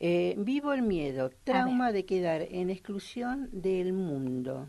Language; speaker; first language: Spanish; native; Spanish